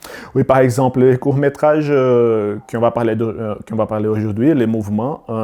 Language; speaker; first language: French; non-native, learner; Portuguese